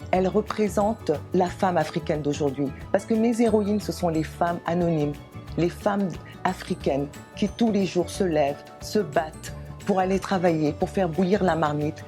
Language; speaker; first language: French; non-native, local second language; Wolof